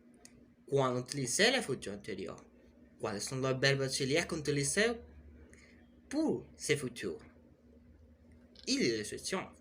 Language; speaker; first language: French; non-native, learner; Spanish